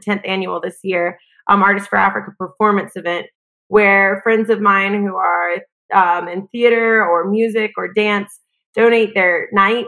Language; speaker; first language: English; native; English